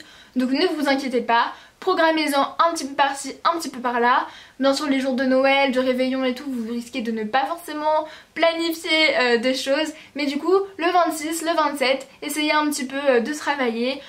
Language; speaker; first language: French; native; French